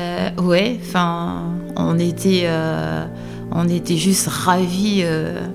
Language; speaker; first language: French; native; French